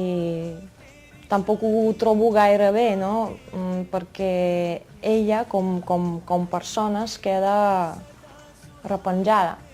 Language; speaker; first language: Catalan; non-native, fluent; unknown